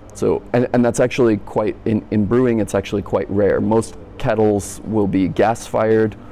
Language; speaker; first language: English; native; English